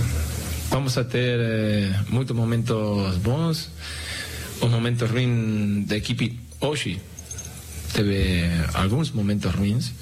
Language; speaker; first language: Portuguese; non-native, learner; Spanish